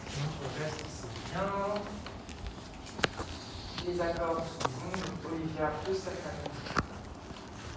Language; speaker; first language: French; non-native, fluent; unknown